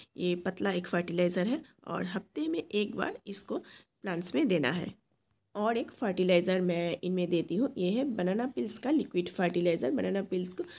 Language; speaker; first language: Hindi; non-native, local second language; Bangla